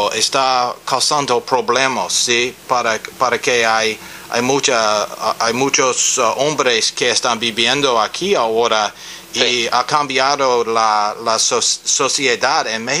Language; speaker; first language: Spanish; non-native, learner; English